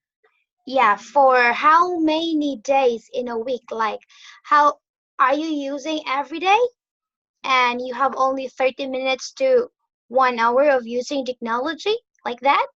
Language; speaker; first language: English; non-native, learner; Vietnamese